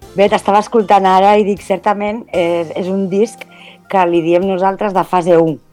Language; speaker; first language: Catalan; early bilingual, other home language; Spanish